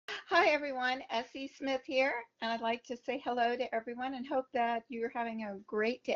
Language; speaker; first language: English; native; English